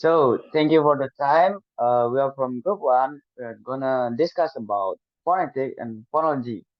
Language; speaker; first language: English; non-native, learner; Indonesian